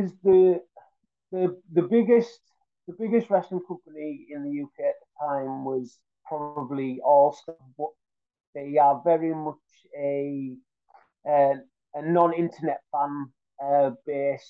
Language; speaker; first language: English; native; English